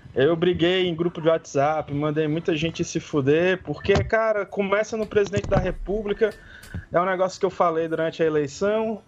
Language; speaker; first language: Portuguese; native; Portuguese